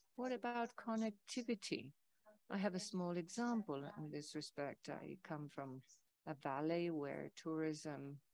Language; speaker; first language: English; non-native, fluent; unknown